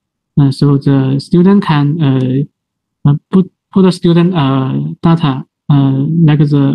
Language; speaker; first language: English; non-native, learner; Chinese